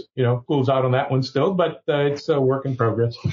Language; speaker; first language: English; early bilingual, other home language; Spanish